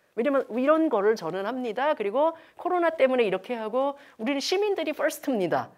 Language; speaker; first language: Korean; native; Korean